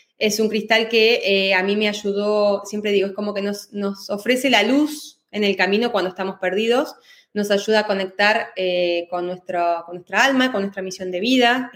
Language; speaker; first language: Spanish; native; Spanish